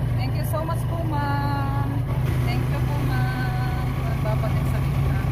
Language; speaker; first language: Filipino; non-native, local second language; Cebuano